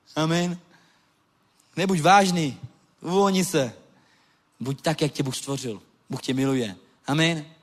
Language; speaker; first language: Czech; non-native, local second language; Romany